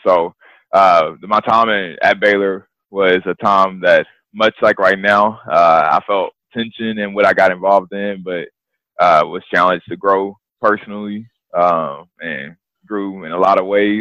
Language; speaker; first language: English; native; English